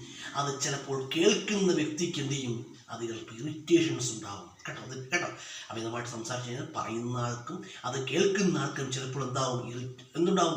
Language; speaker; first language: Malayalam; native; Malayalam